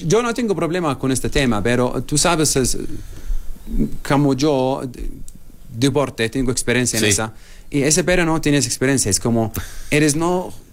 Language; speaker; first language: Spanish; non-native, learner; Arabic